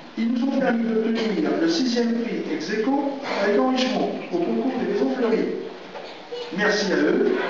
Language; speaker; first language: French; native; French